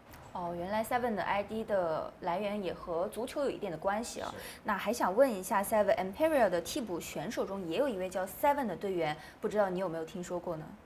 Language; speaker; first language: Chinese; native; Chinese